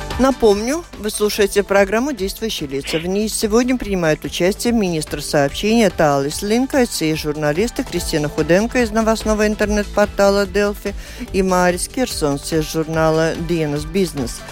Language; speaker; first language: Russian; native; Russian